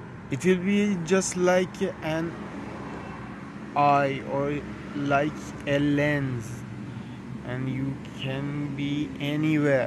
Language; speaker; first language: English; non-native, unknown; Persian